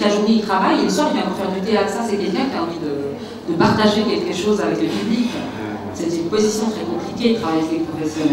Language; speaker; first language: French; native; French